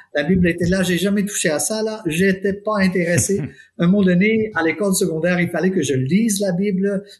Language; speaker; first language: French; non-native, fluent; English